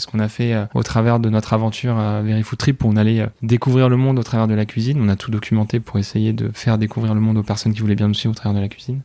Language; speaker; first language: French; native; French